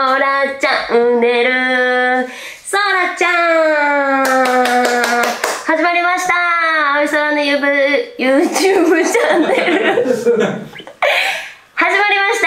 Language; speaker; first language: Japanese; native; Japanese